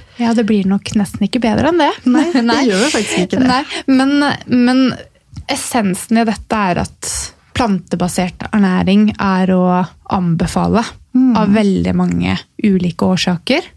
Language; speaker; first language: Norwegian; native; Norwegian